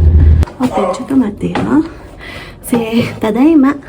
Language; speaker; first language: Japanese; non-native, learner; Cebuano